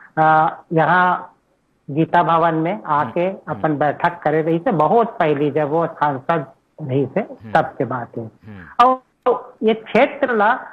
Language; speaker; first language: Hindi; native; Hindi